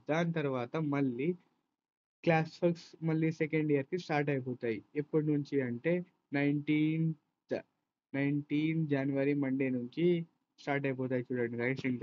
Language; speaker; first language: Telugu; non-native, local second language; Urdu